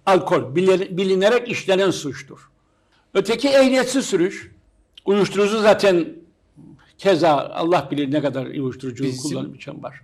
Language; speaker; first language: Turkish; native; Turkish